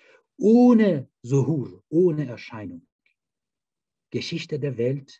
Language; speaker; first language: German; non-native, fluent; Persian